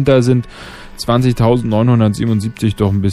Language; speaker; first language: German; native; German